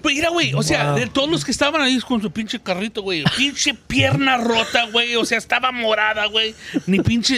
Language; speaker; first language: Spanish; native; Spanish